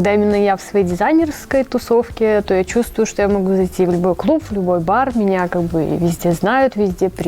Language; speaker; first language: Russian; native; Russian